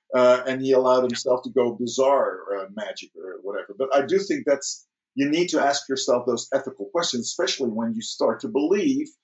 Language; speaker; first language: English; early bilingual, other home language; Dutch